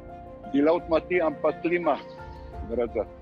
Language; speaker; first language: Indonesian; non-native, learner; Hebrew